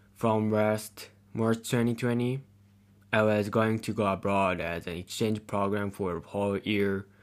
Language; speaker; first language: English; non-native, learner; Japanese